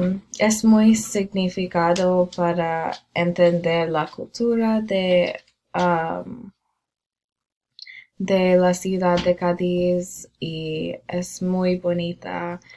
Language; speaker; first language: Spanish; non-native, learner; English